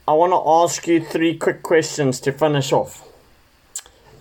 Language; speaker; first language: English; native; English